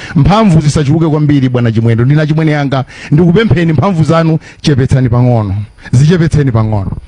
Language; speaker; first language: Nyanja; native; Nyanja